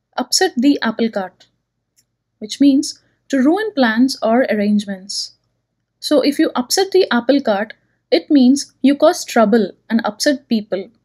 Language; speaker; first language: English; non-native, local second language; Telugu